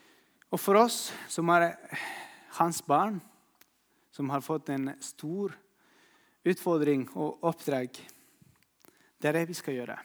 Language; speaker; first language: Norwegian; non-native, fluent; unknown